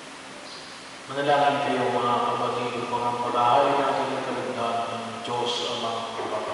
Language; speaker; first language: Filipino; native; Filipino